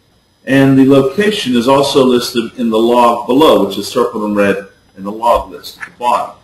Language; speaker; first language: English; native; English